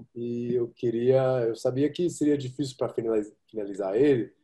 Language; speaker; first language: Portuguese; early bilingual, heritage; English